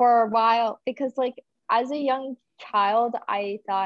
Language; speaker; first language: English; native; English